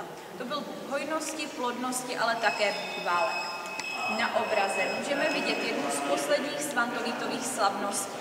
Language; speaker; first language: Czech; native; Czech